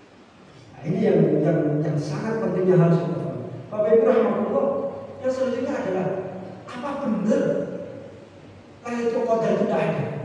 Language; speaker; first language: Indonesian; non-native, local second language; Javanese